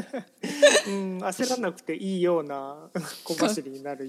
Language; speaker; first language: Japanese; native; Japanese